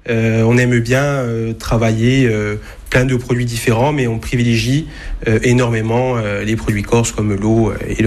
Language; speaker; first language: French; native; French